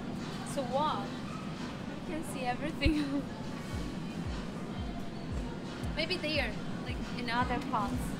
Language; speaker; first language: English; non-native, learner; Uzbek